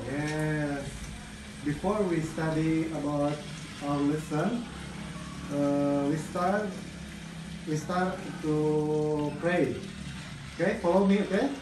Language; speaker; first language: English; non-native, learner; Indonesian